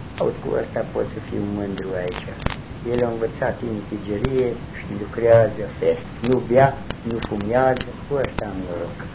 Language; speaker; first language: Romanian; non-native, local second language; German